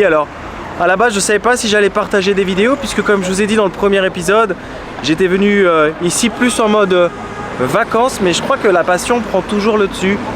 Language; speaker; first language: French; native; French